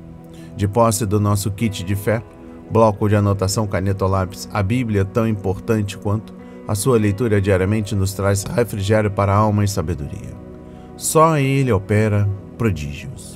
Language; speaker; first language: Portuguese; native; Portuguese